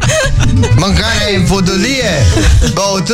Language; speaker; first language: Romanian; native; Romanian